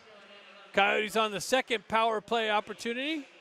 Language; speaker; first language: English; native; English